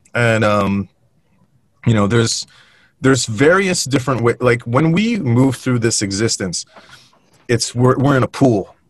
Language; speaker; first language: English; native; English